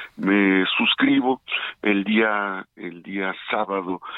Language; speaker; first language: Spanish; native; Spanish